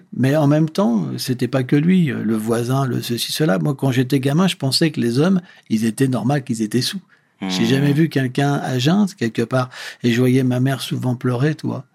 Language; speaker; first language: French; native; French